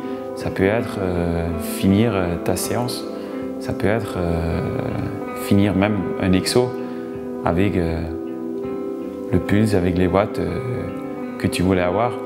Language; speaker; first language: French; non-native, local second language; German